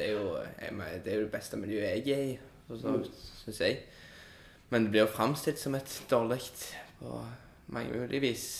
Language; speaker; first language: Norwegian; native; Norwegian